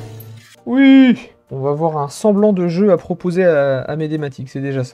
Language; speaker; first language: French; native; French